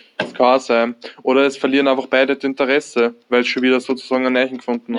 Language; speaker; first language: German; native; German